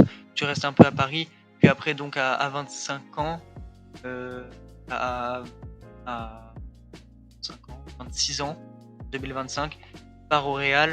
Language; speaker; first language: French; native; French